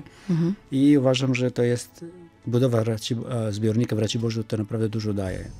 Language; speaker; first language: Polish; non-native, fluent; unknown